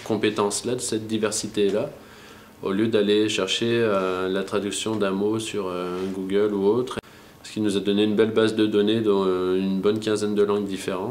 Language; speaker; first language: French; native; French